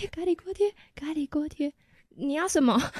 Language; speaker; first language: Chinese; native; Chinese